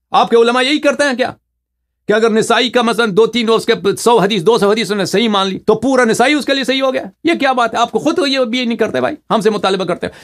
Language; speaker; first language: Hindi; non-native, fluent; Persian